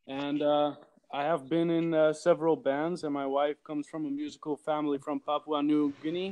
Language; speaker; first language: English; early bilingual, heritage; English